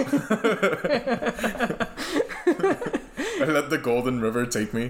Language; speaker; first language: English; non-native, fluent; Spanish